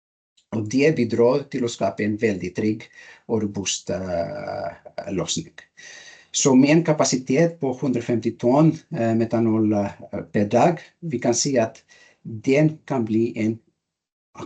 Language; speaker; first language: Norwegian; non-native, learner; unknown